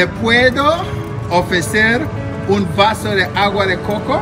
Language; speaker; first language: Spanish; non-native, learner; English